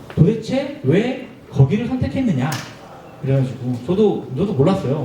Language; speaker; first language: Korean; native; Korean